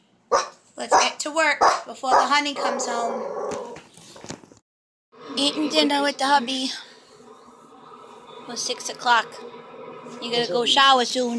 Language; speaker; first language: English; native; English